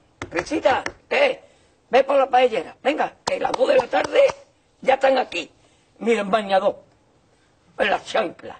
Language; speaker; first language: Spanish; native; Spanish